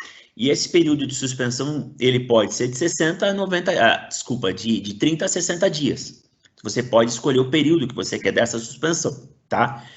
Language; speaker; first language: Portuguese; native; Portuguese